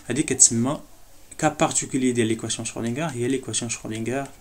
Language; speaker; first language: French; non-native, local second language; Arabic